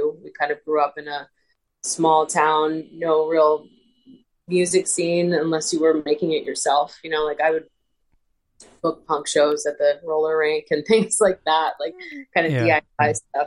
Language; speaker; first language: English; native; English